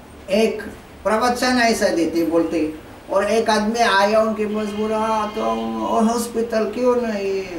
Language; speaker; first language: Hindi; non-native, learner; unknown